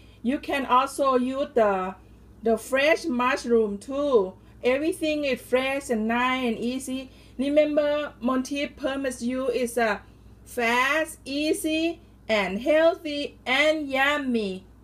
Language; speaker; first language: English; non-native, learner; Thai